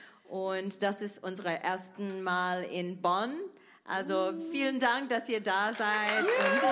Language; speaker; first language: German; non-native, fluent; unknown